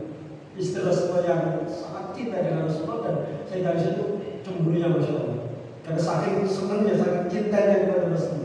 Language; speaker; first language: Indonesian; non-native, local second language; Javanese